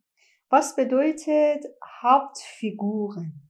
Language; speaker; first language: German; non-native, learner; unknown